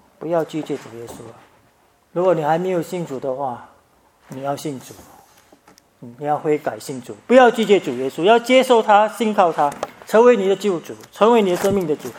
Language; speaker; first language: Chinese; native; Chinese